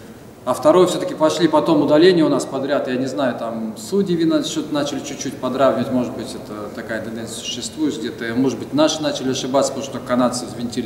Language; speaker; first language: Russian; native; Russian